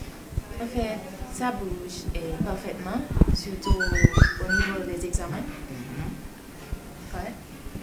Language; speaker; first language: French; non-native, local second language; Haitian Creole